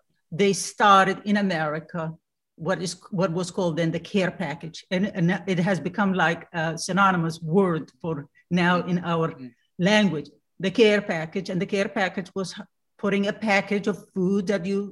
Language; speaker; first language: English; non-native, fluent; Somali